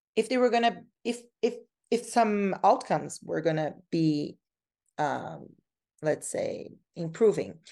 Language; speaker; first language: English; non-native, fluent; Portuguese